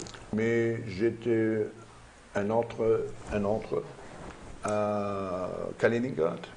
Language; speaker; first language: French; non-native, learner; German